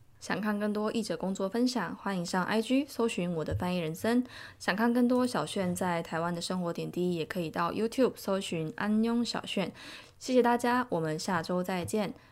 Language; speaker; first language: Chinese; native; Chinese